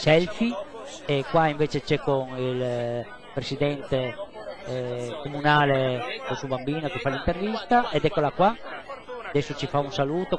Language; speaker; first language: Italian; native; Italian